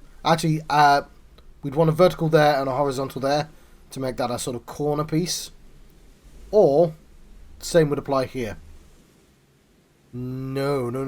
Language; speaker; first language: English; native; English